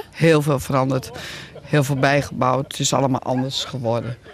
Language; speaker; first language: Dutch; native; Dutch